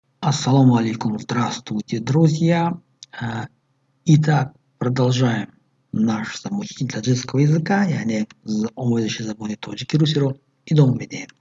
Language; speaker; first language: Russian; non-native, local second language; Tajik